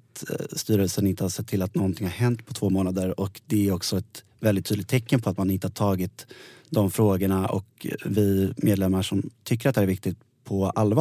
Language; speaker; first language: Swedish; native; Swedish